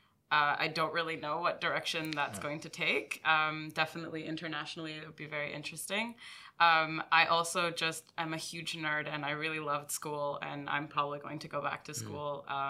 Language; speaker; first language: English; early bilingual, other home language; French